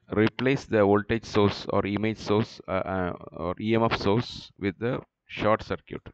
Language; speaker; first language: English; non-native, local second language; Malayalam